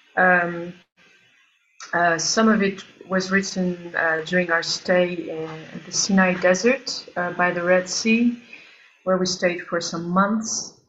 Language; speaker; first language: English; early bilingual, other home language; Albanian